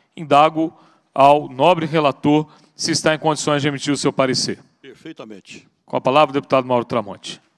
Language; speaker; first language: Portuguese; native; Portuguese